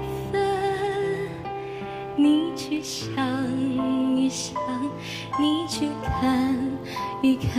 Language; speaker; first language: Chinese; native; Chinese